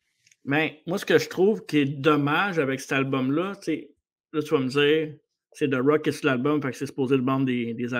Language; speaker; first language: French; native; French